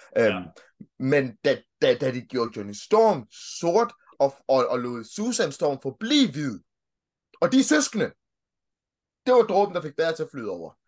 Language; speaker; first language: Danish; early bilingual, other home language; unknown